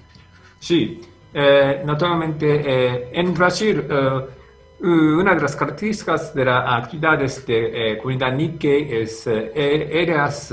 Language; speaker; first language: Spanish; non-native, fluent; Japanese